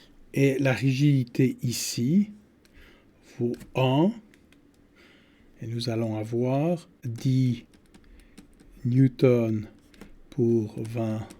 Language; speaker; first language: French; native; French